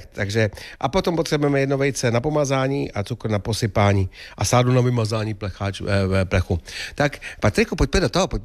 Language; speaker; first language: Czech; native; Czech